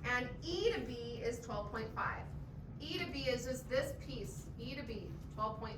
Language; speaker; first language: English; native; English